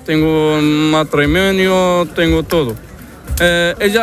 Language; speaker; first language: Spanish; non-native, learner; Arabic